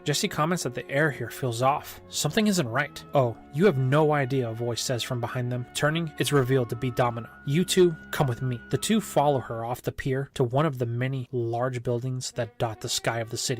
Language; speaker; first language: English; native; English